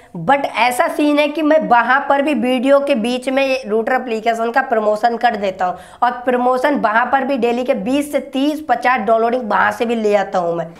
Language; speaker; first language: Hindi; native; Hindi